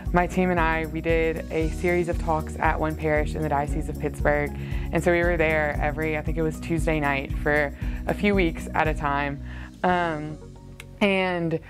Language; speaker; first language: English; native; English